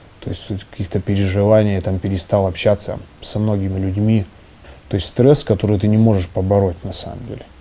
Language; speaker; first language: Russian; native; Russian